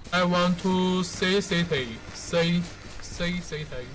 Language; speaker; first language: English; non-native, learner; Chinese